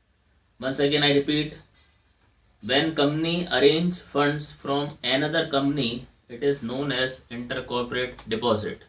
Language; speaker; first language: English; non-native, local second language; Hindi